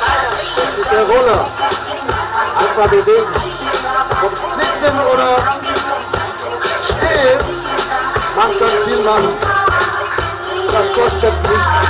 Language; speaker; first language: German; non-native, learner; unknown